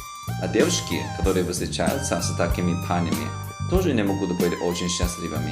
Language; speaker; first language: Russian; non-native, fluent; Chinese